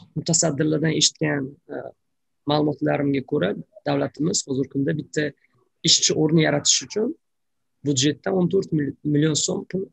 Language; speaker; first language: Uzbek; native; Uzbek